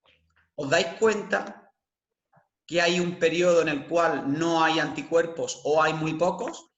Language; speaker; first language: Spanish; native; Spanish